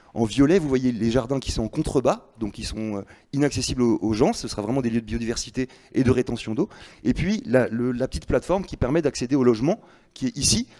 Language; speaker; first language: French; native; French